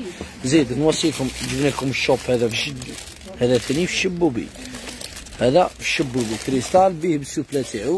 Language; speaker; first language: Arabic; native; Arabic